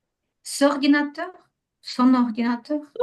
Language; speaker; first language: French; non-native, learner; Ukrainian